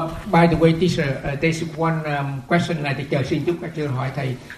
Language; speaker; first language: English; non-native, fluent; Vietnamese